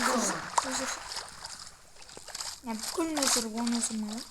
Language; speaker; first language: Kazakh; native; Kazakh